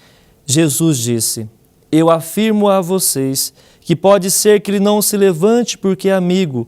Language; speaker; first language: Portuguese; native; Portuguese